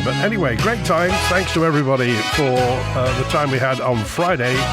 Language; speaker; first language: English; native; English